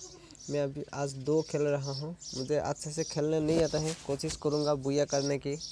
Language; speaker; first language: Hindi; non-native, local second language; Assamese